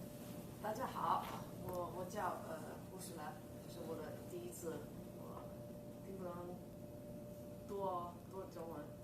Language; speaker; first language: Chinese; non-native, learner; English